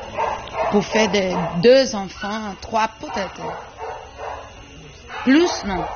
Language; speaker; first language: French; non-native, learner; Portuguese